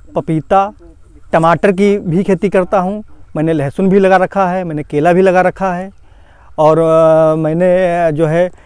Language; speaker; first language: Hindi; native; Hindi